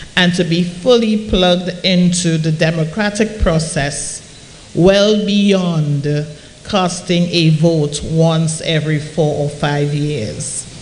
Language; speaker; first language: English; non-native, local second language; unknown